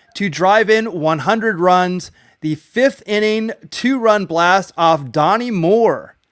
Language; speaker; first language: English; native; English